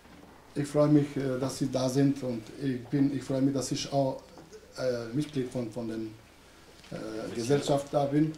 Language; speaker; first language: German; non-native, fluent; Albanian